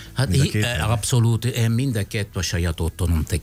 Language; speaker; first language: Hungarian; non-native, fluent; Italian